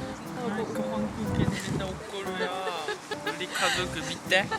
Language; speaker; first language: Korean; non-native, learner; Japanese